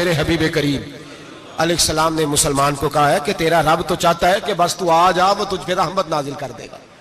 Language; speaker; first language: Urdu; non-native, local second language; Punjabi